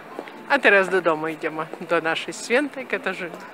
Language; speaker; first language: Polish; non-native, fluent; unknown